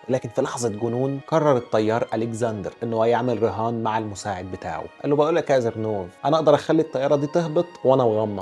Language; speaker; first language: Arabic; native; Arabic